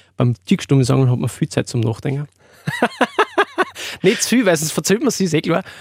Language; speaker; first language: German; native; German